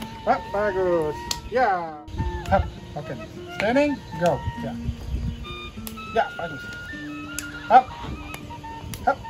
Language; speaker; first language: Indonesian; non-native, learner; Dutch